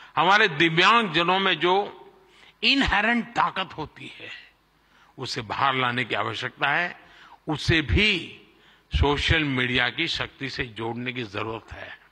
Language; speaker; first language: Hindi; non-native, local second language; Gujarati